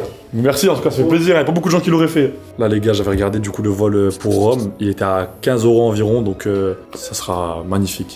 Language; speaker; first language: French; native; French